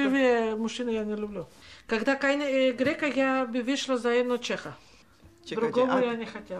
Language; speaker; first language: Russian; non-native, fluent; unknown